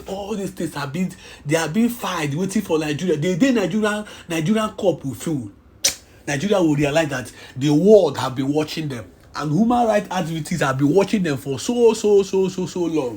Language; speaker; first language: English; non-native, local second language; Igbo